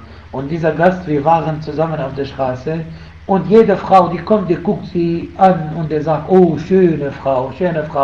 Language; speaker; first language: German; non-native, fluent; Arabic